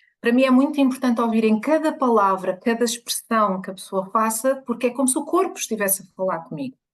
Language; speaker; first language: Portuguese; early bilingual, other home language; Spanish